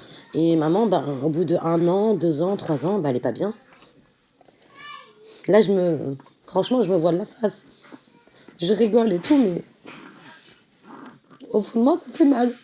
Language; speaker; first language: French; native; French